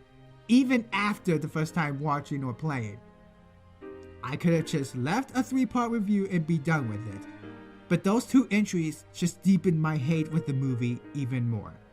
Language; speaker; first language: English; native; English